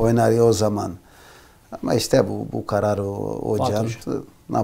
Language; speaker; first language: Turkish; non-native, learner; Portuguese